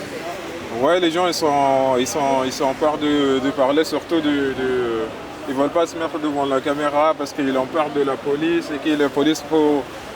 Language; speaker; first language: French; non-native, fluent; Arabic